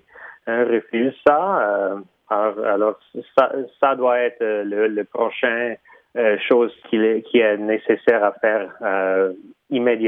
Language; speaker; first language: French; early bilingual, heritage; Ukrainian